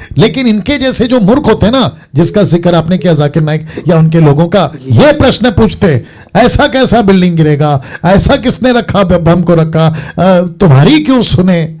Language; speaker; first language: Hindi; native; Hindi